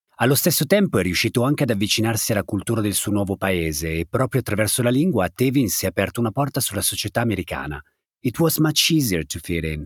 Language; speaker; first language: Italian; native; Italian